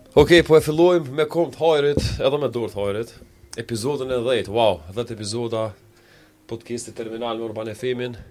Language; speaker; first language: Albanian; native; Albanian